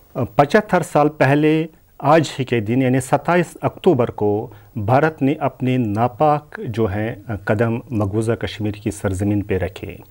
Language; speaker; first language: Urdu; non-native, local second language; Kashmiri